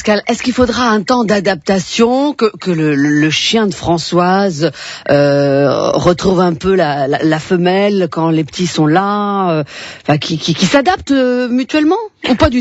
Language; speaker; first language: French; native; French